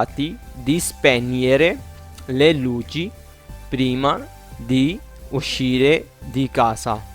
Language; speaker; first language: Italian; non-native, fluent; Urdu